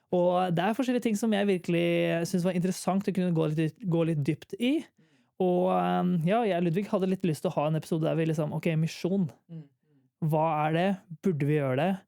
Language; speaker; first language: Norwegian; native; Norwegian